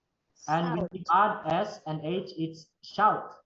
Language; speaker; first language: English; non-native, fluent; Filipino